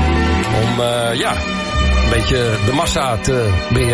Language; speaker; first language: Dutch; native; Dutch